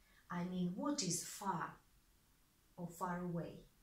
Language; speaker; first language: English; non-native, fluent; Russian